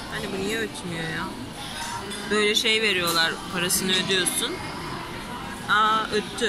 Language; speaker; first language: Turkish; native; Turkish